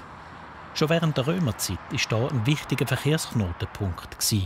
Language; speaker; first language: German; native; German